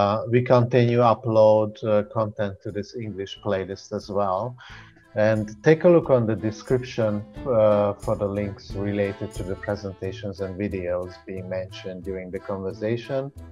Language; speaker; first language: English; non-native, fluent; Hungarian